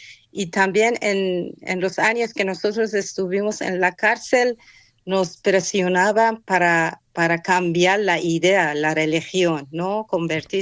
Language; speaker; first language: Spanish; non-native, fluent; Persian